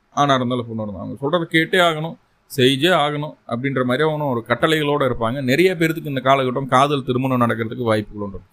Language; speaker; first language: Tamil; native; Tamil